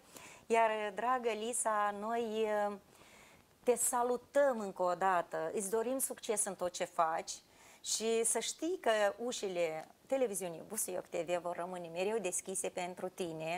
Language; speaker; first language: Romanian; native; Romanian